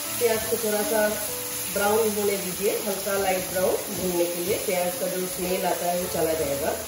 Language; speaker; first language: Hindi; non-native, local second language; Bangla